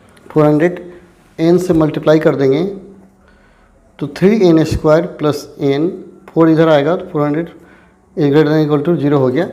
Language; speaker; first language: Hindi; native; Hindi